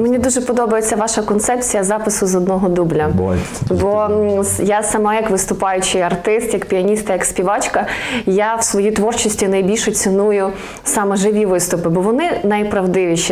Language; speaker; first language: Ukrainian; native; Ukrainian